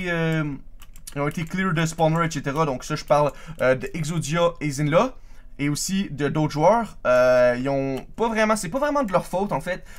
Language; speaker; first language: French; native; French